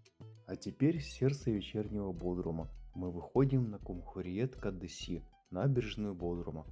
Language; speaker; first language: Russian; native; Russian